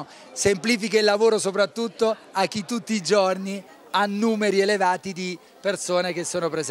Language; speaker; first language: Italian; native; Italian